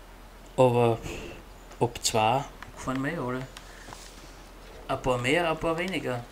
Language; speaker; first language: German; native; German